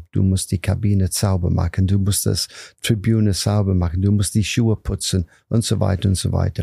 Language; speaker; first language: German; non-native, fluent; English